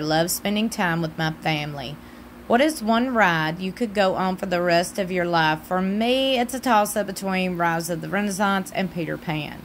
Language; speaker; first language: English; native; English